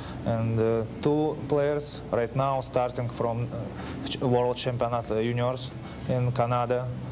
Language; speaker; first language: English; non-native, learner; Russian